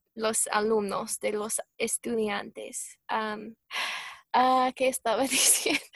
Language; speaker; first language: Spanish; non-native, fluent; English